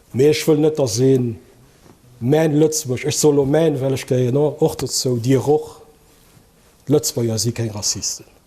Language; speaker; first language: Luxembourgish; early bilingual, other home language; Kabuverdianu